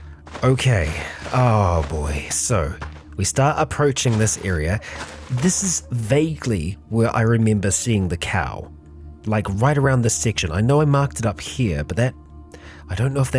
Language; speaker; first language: English; native; English